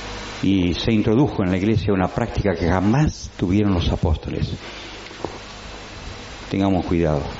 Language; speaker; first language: Spanish; native; Spanish